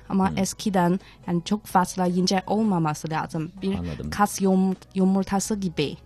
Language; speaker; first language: Turkish; non-native, fluent; Chinese